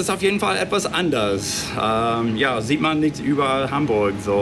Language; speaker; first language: German; non-native, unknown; English